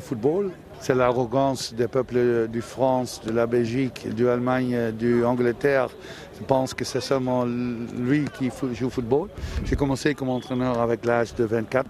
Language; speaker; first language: French; non-native, learner; Dutch